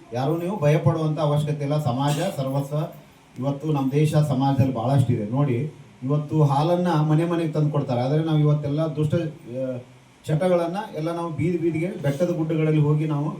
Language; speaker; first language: Kannada; native; Kannada